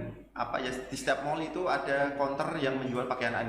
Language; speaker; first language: Indonesian; native; Indonesian